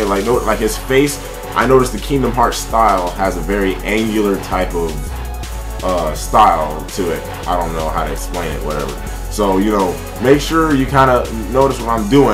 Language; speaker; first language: English; native; English